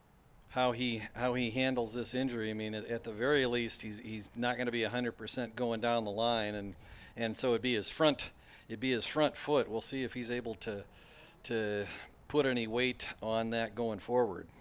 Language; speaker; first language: English; native; English